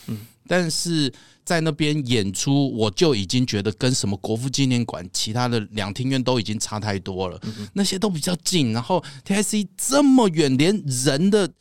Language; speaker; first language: Chinese; native; Chinese